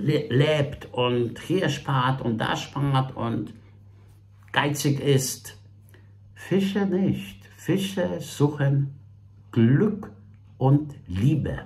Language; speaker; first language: German; non-native, fluent; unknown